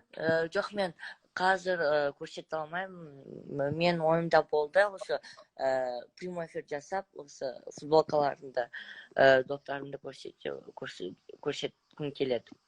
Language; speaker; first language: Kazakh; non-native, local second language; Russian